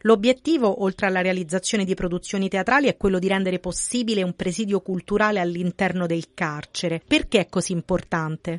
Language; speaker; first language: Italian; native; Italian